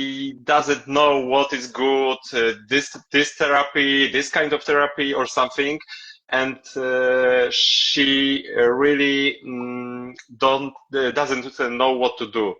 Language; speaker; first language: English; non-native, learner; Polish